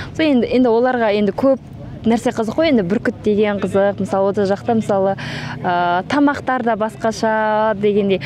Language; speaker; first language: Kazakh; early bilingual, heritage; Kazakh